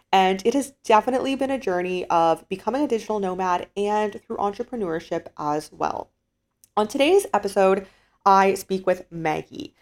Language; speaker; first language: English; native; English